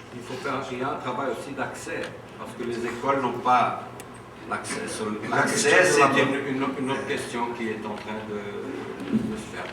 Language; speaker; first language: French; non-native, fluent; Portuguese